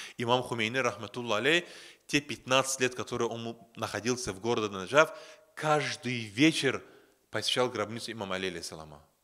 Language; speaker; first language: Russian; non-native, local second language; Azerbaijani